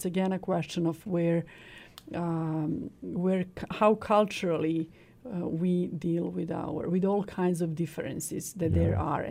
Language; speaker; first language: English; non-native, fluent; Serbian